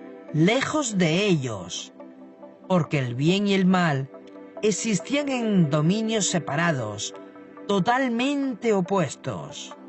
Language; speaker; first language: Spanish; native; Spanish